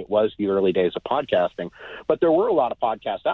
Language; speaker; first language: English; native; English